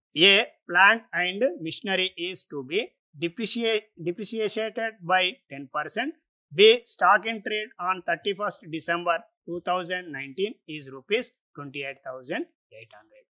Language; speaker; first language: English; non-native, local second language; Telugu